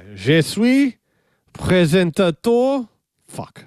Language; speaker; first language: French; non-native, learner; English